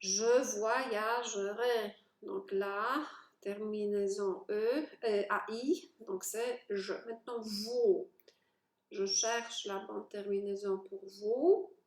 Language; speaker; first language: French; non-native, fluent; Polish